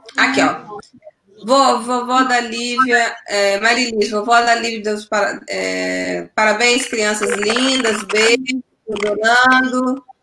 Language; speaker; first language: Portuguese; native; Portuguese